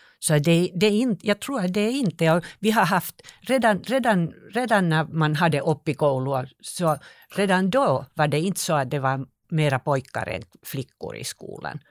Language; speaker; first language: Swedish; non-native, local second language; Finnish